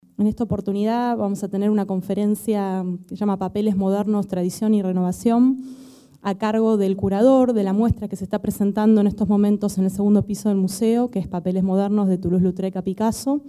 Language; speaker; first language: Spanish; native; Spanish